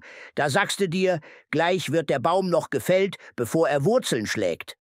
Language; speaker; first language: German; native; German